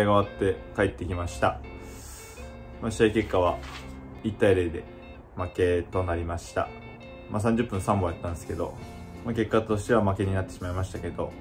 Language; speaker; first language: Japanese; native; Japanese